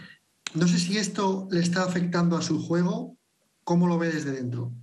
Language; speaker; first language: Spanish; native; Spanish